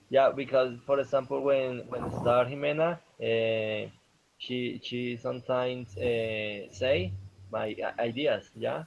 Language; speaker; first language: English; non-native, learner; Spanish